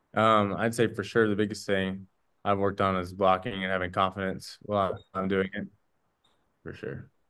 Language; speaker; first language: English; native; English